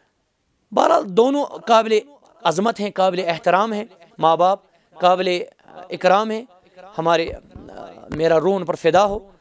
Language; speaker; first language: Hindi; non-native, local second language; Kashmiri